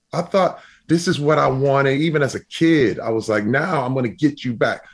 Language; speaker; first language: English; native; English